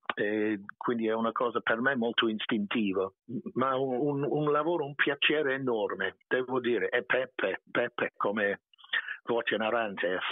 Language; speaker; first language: Italian; non-native, fluent; English